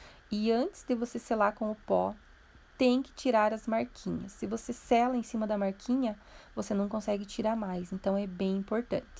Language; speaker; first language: Portuguese; native; Portuguese